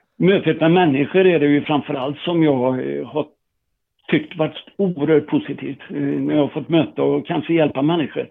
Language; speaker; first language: Swedish; native; Swedish